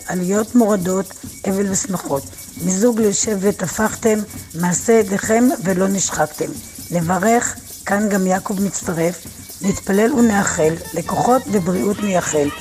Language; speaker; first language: Hebrew; native; Hebrew